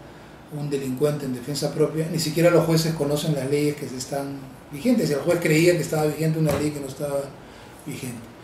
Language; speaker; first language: Spanish; native; Spanish